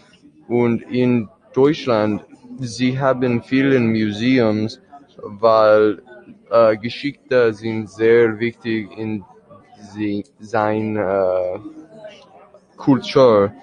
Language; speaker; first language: German; non-native, learner; English